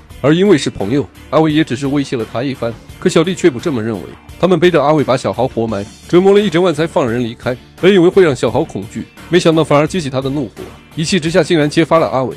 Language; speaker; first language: Chinese; native; Chinese